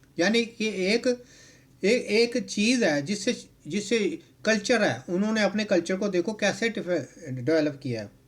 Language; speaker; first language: Urdu; non-native, local second language; Punjabi